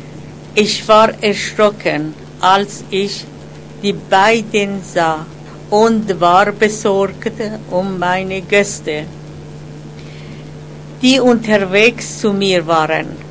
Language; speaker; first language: German; non-native, learner; Persian